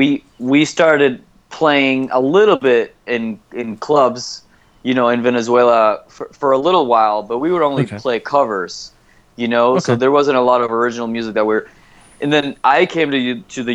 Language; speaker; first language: English; non-native, fluent; Spanish